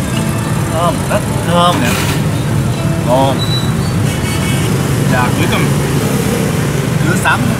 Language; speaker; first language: Vietnamese; non-native, learner; Japanese